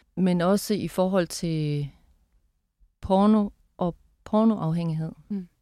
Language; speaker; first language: Danish; native; Danish